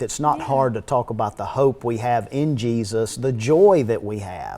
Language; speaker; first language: English; native; English